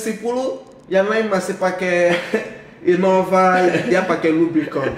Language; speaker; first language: Indonesian; non-native, fluent; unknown